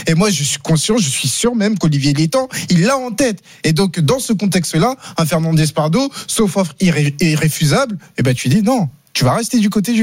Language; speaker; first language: French; native; French